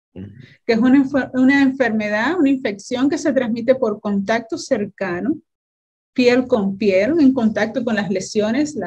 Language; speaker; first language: Spanish; native; Spanish